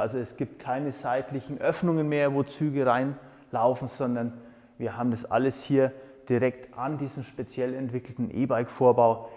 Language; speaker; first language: German; native; German